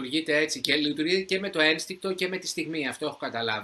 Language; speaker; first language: Greek; native; Greek